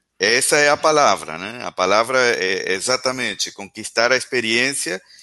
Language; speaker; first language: Portuguese; non-native, fluent; Spanish